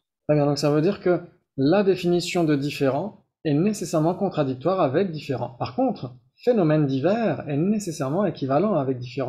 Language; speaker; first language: French; native; French